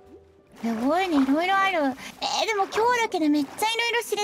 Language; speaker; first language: Japanese; native; Japanese